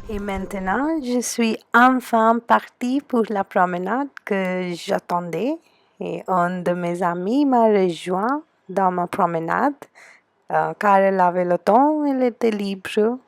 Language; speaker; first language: French; non-native, fluent; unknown